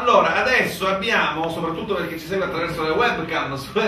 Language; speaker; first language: Italian; native; Italian